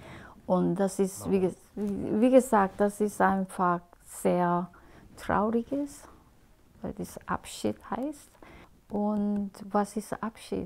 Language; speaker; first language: German; non-native, fluent; Korean